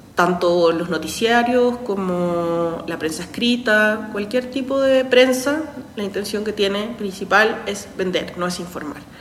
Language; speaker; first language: Spanish; native; Spanish